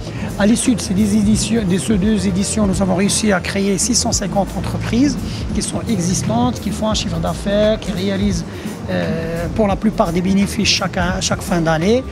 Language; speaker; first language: French; non-native, local second language; Arabic